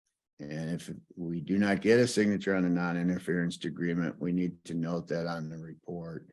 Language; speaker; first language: English; native; English